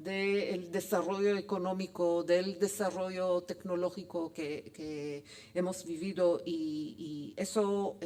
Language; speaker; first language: Spanish; non-native, fluent; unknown